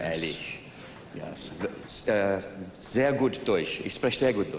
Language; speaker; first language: German; non-native, learner; English